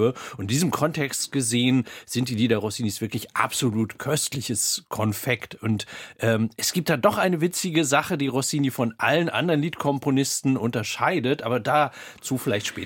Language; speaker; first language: German; native; German